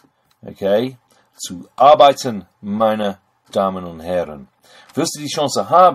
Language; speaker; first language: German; non-native, fluent; English